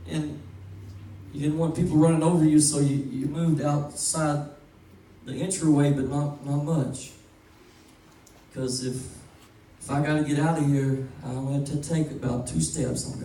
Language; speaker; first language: English; native; English